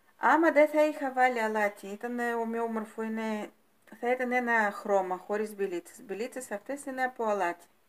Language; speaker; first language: Greek; non-native, fluent; Russian